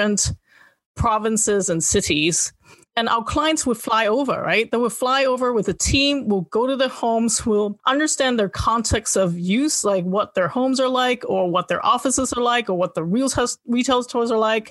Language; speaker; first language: English; non-native, local second language; Cantonese